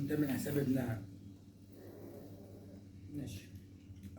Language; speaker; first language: Arabic; native; Arabic